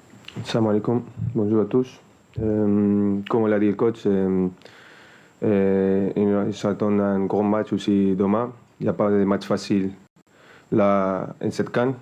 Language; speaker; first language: French; non-native, fluent; Spanish